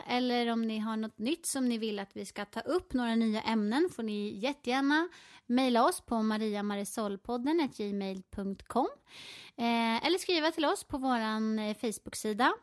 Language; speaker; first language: Swedish; native; Swedish